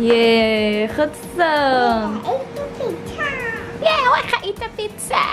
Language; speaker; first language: Dutch; non-native, learner; Filipino